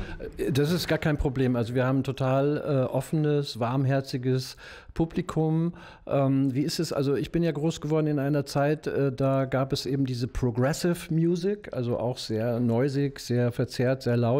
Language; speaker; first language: German; native; German